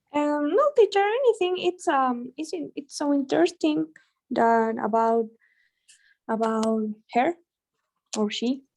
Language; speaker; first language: English; non-native, learner; Spanish